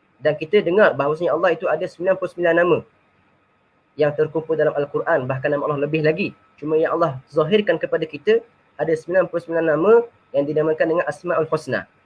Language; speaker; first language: Malay; native; Malay